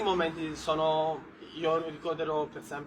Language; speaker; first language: Italian; non-native, learner; Portuguese